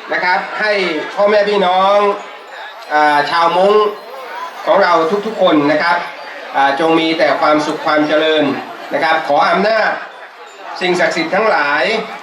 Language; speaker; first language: Thai; non-native, local second language; Hmong